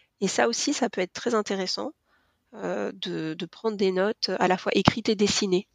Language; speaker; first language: French; native; French